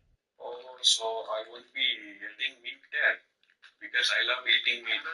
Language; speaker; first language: English; non-native, fluent; Khasi